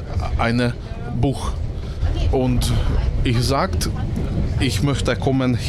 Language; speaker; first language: German; non-native, learner; Hungarian